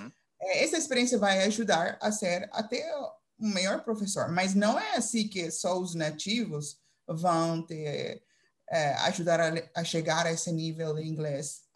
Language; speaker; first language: Portuguese; non-native, fluent; Dutch